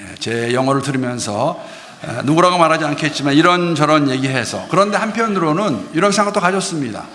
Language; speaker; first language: Korean; native; Korean